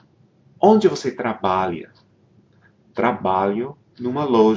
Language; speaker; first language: Portuguese; non-native, fluent; English